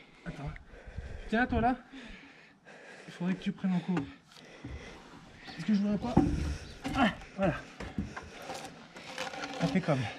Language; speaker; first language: French; native; French